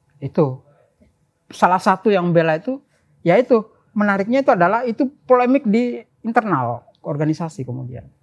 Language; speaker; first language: Indonesian; native; Indonesian